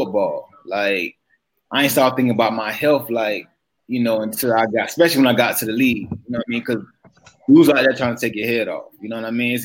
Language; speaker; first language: English; native; English